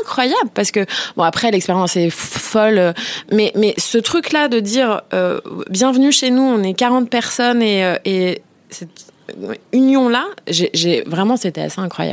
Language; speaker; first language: French; native; French